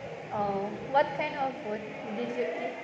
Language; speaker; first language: English; non-native, learner; Indonesian